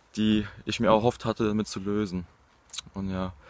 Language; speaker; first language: German; native; German